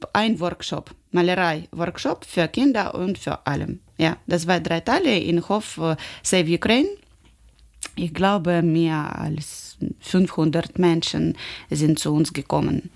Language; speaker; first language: German; non-native, learner; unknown